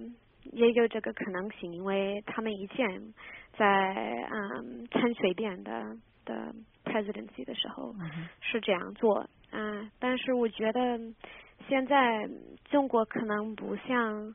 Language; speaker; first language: Chinese; non-native, fluent; English